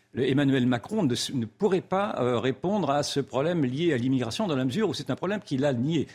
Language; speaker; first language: French; native; French